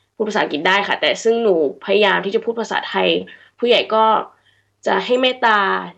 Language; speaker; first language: Thai; early bilingual, heritage; Thai